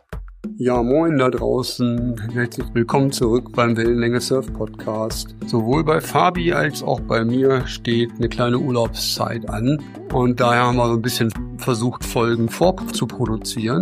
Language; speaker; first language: German; native; German